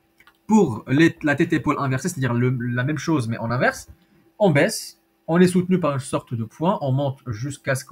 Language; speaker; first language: French; native; French